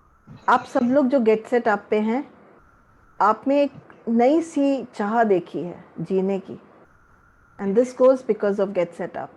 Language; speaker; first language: Hindi; native; Hindi